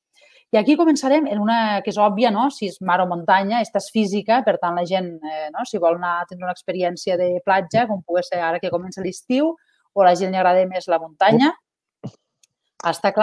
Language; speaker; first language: Catalan; native; Catalan